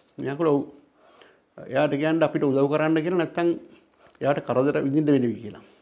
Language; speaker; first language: Sinhala; non-native, local second language; Tamil